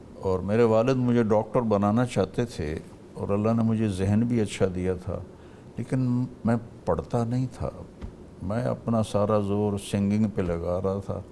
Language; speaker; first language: Urdu; non-native, local second language; Punjabi